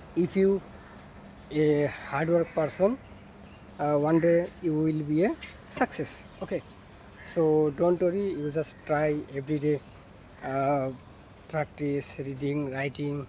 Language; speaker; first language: English; non-native, learner; Bangla